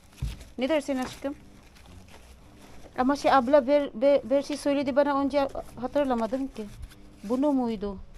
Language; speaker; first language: Turkish; non-native, learner; Filipino